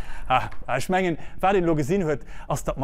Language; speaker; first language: German; non-native, local second language; Luxembourgish